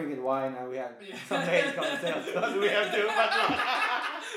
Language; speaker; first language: English; non-native, fluent; Finnish